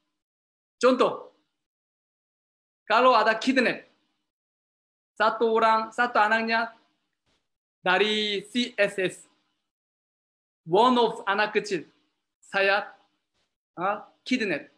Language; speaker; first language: Indonesian; non-native, learner; Korean